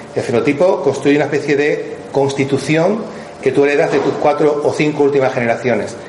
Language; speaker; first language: Spanish; native; Spanish